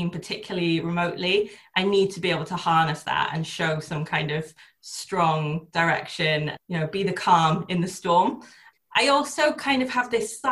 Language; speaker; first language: English; native; English